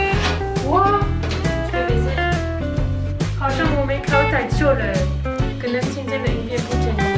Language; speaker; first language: Chinese; non-native, learner; French